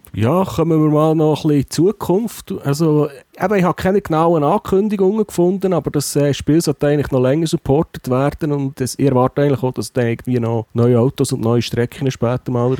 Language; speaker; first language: German; native; German